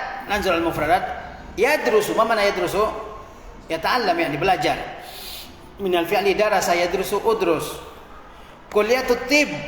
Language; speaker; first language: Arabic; non-native, fluent; Indonesian